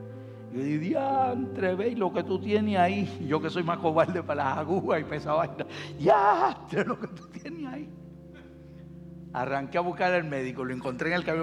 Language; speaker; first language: Spanish; native; Spanish